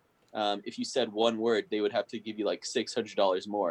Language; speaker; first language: English; native; English